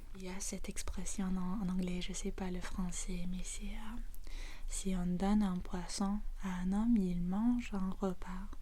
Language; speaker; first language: French; non-native, fluent; English